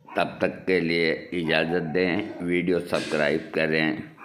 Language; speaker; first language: Hindi; native; Hindi